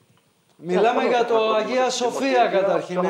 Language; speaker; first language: Greek; native; Greek